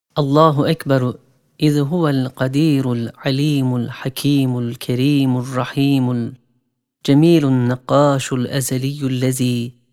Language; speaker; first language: Arabic; non-native, fluent; Turkish